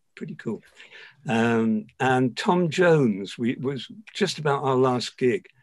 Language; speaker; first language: English; native; English